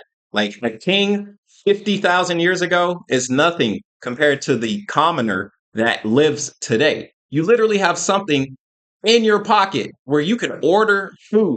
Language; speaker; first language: English; native; English